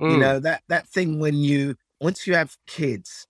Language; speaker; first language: English; early bilingual, other home language; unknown